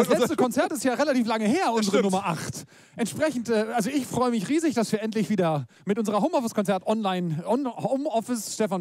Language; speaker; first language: German; native; German